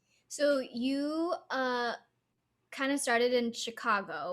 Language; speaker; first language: English; native; English